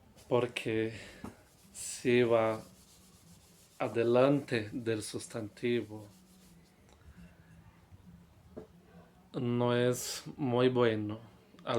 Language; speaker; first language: Spanish; non-native, fluent; Portuguese